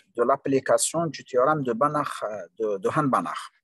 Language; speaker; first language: French; non-native, local second language; Arabic